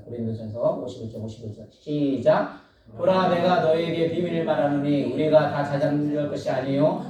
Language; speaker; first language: Korean; native; Korean